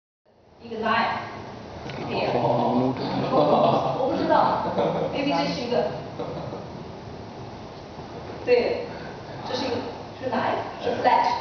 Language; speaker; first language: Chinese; non-native, learner; German